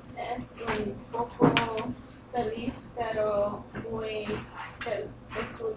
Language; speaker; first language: Spanish; non-native, learner; English